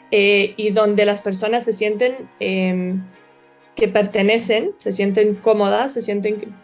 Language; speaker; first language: Spanish; early bilingual, other home language; Portuguese